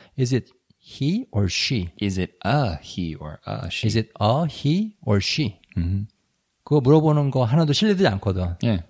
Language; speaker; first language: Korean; native; Korean